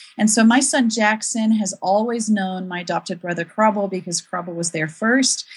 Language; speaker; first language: English; native; English